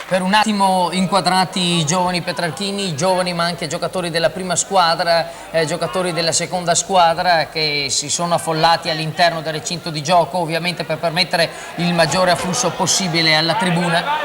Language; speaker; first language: Italian; native; Italian